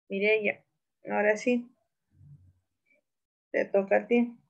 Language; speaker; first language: Spanish; native; Spanish